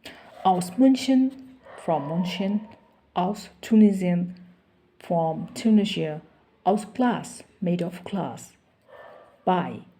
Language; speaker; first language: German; non-native, fluent; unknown